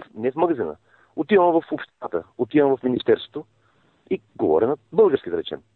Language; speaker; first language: Bulgarian; non-native, local second language; Turkish